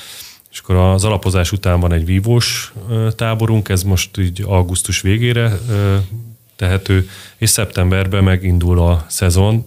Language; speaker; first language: Hungarian; native; Hungarian